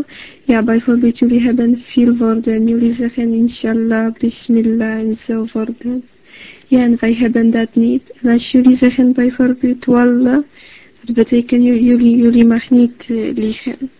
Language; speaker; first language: Dutch; non-native, learner; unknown